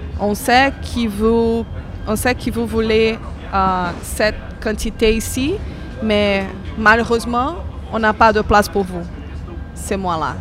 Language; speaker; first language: French; non-native, fluent; Portuguese